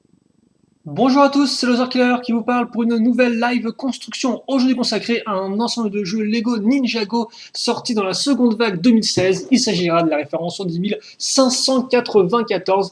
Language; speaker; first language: French; native; French